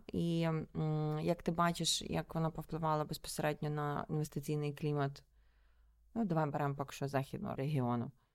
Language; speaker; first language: Ukrainian; native; Ukrainian